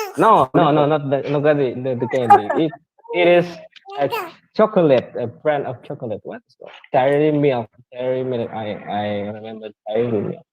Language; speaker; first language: English; non-native, learner; Indonesian